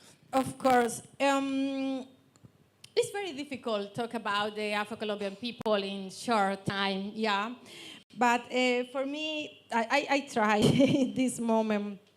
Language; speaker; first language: English; non-native, learner; Spanish